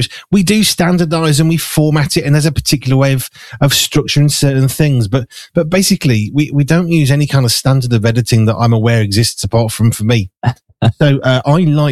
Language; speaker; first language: English; native; English